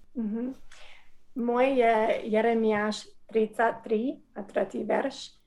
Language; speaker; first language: Slovak; non-native, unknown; English